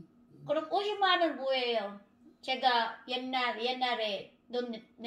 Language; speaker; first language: Korean; non-native, learner; Filipino